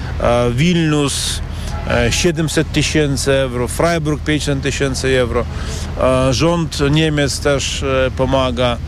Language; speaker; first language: Polish; non-native, learner; Ukrainian